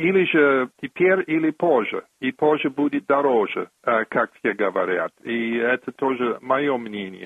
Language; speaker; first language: Russian; non-native, fluent; English